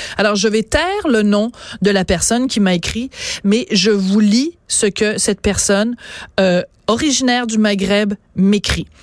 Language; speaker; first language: French; native; French